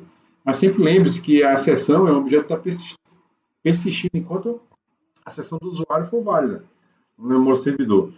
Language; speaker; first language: Portuguese; native; Portuguese